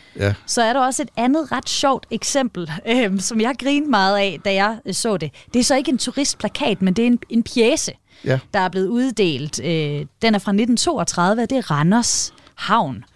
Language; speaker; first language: Danish; native; Danish